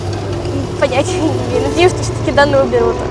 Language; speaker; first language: Russian; native; Russian